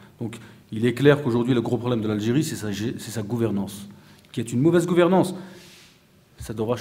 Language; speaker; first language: French; native; French